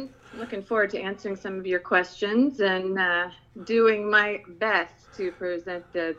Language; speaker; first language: English; non-native, local second language; Filipino